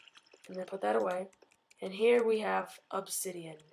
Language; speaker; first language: English; native; English